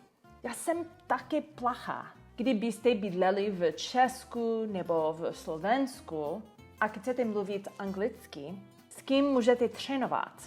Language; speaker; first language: Czech; non-native, learner; English